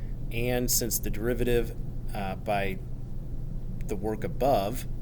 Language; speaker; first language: English; native; English